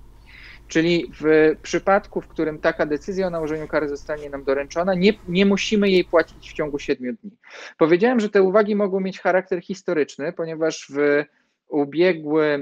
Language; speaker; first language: Polish; native; Polish